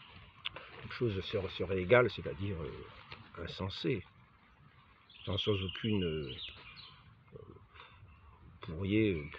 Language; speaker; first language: French; native; French